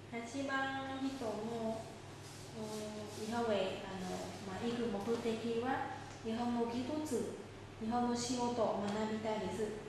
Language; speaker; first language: Japanese; non-native, fluent; Vietnamese